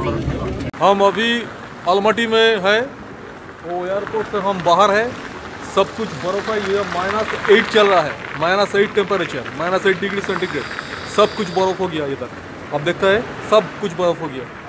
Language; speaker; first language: Hindi; non-native, local second language; Bangla